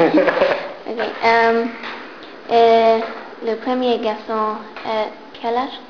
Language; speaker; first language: French; non-native, learner; English